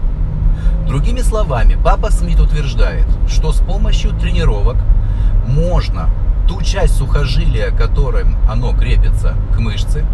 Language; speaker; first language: Russian; native; Russian